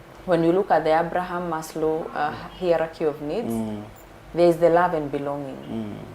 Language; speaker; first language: English; non-native, local second language; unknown